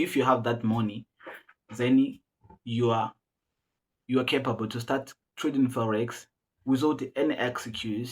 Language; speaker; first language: English; non-native, local second language; Swahili